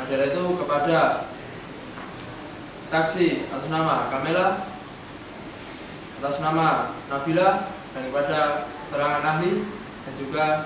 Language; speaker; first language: Indonesian; native; Indonesian